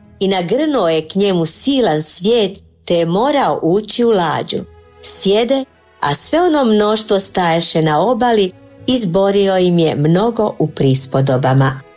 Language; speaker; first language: Croatian; native; Croatian